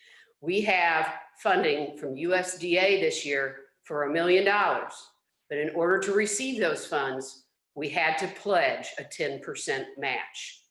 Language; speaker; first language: English; native; English